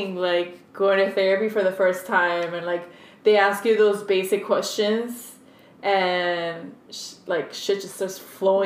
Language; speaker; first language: English; early bilingual, other home language; Spanish